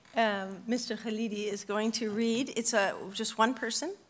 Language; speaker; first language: English; native; English